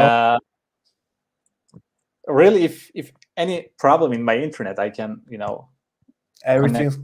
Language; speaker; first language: English; non-native, learner; Turkish